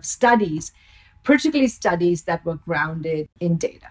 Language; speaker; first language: English; non-native, local second language; Bangla